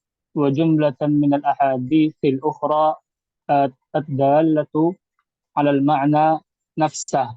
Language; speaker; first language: Arabic; non-native, learner; Indonesian